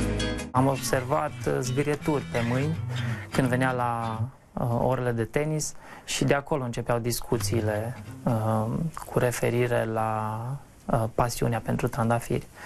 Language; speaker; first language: Romanian; native; Romanian